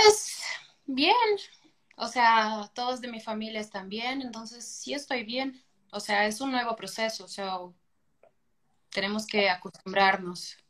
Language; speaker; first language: Spanish; non-native, fluent; Portuguese